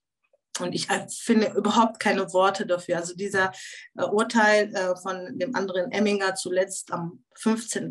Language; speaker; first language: German; early bilingual, other home language; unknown